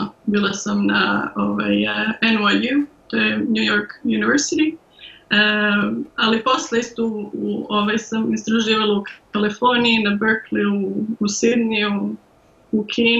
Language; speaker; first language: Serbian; early bilingual, heritage; Serbian